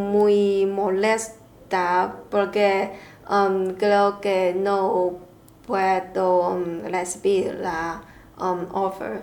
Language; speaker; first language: Spanish; non-native, learner; Chinese